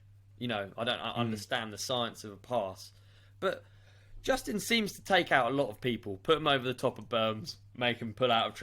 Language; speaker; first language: English; native; English